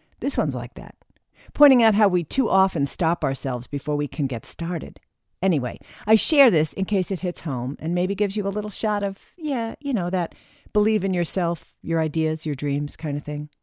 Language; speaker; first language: English; native; English